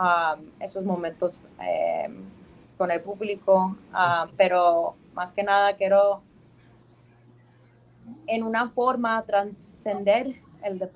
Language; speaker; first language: Spanish; early bilingual, heritage; Spanish